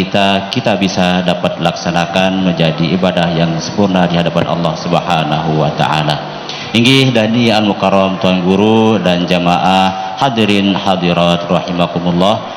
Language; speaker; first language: Indonesian; non-native, local second language; Sasak